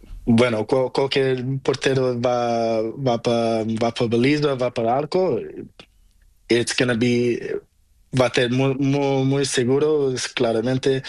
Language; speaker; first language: Spanish; non-native, learner; Portuguese